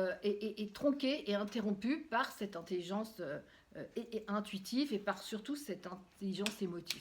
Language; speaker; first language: French; native; French